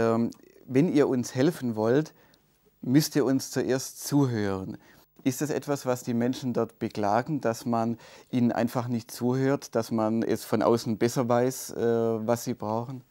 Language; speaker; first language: German; native; German